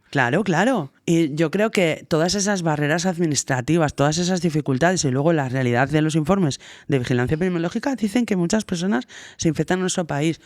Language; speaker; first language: Spanish; native; Spanish